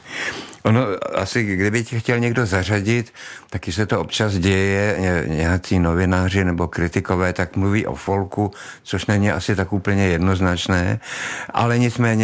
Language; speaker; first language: Czech; native; Czech